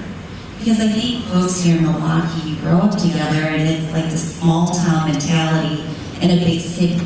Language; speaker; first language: English; early bilingual, other home language; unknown